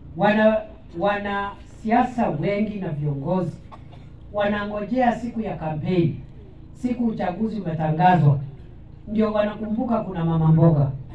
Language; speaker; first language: Swahili; non-native, local second language; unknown